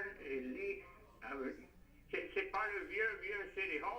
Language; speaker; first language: French; native; French